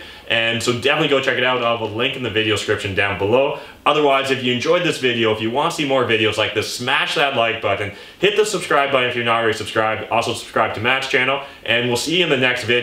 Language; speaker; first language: English; native; English